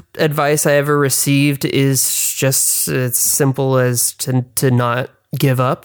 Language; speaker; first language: English; native; English